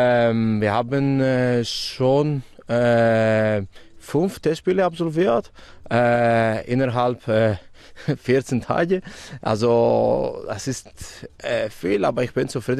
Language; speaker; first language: German; non-native, fluent; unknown